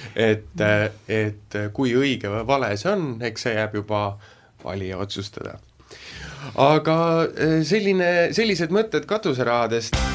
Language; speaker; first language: Estonian; native; Estonian